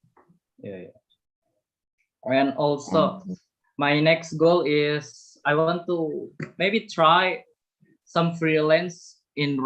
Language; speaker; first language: English; non-native, fluent; Indonesian